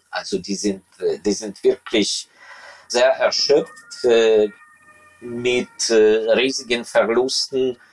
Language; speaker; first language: German; non-native, fluent; Ukrainian